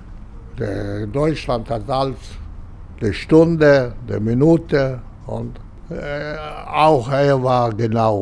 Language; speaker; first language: German; non-native, fluent; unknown